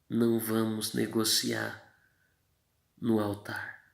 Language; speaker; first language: Portuguese; native; Portuguese